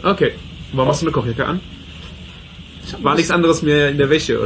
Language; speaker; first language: German; native; German